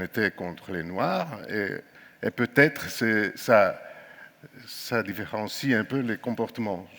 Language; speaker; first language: French; non-native, fluent; Greek